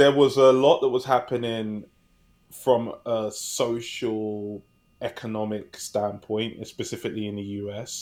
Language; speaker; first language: English; native; English